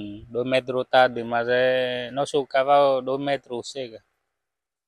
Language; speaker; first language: Portuguese; non-native, learner; Vietnamese